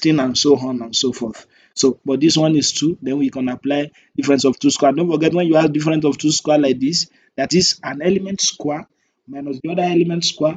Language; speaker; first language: English; non-native, local second language; Yoruba